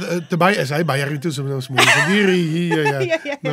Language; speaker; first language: Indonesian; non-native, fluent; Dutch